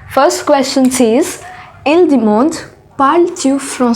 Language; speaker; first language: French; non-native, fluent; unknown